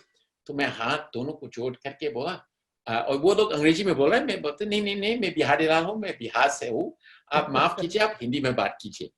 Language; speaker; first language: Hindi; non-native, fluent; English